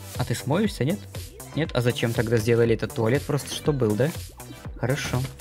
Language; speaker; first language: Russian; native; Russian